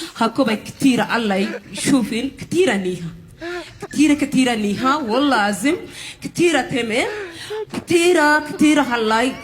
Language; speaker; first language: Arabic; non-native, learner; Amharic